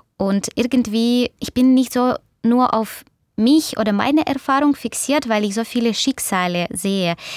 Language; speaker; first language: German; non-native, fluent; Russian